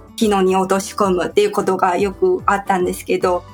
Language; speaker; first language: Japanese; non-native, fluent; Chinese